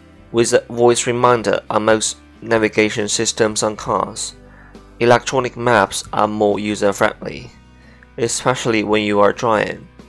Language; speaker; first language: English; non-native, fluent; Chinese